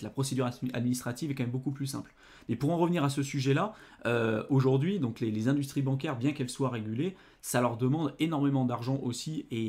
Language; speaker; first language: French; native; French